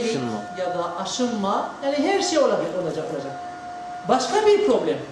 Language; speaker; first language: Turkish; non-native, learner; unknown